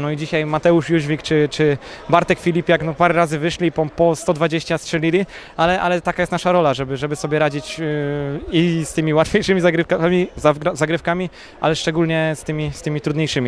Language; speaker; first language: Polish; native; Polish